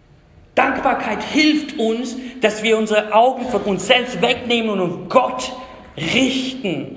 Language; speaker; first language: German; non-native, fluent; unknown